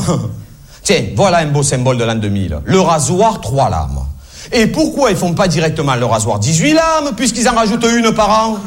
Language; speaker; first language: French; native; French